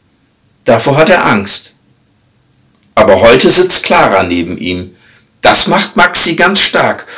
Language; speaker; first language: German; native; German